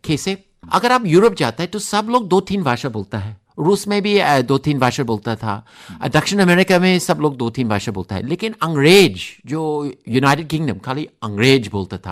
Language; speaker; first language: Hindi; non-native, fluent; English